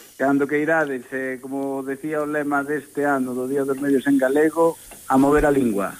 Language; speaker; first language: Galician; native; Galician